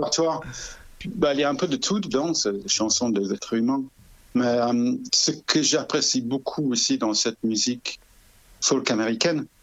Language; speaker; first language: French; non-native, fluent; English